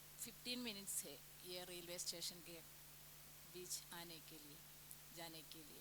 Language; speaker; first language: Hindi; non-native, local second language; Malayalam